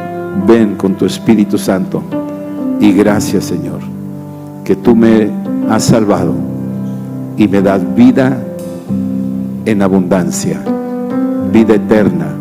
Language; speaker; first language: Spanish; native; Spanish